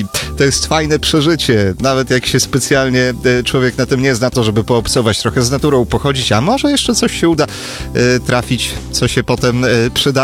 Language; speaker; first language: Polish; native; Polish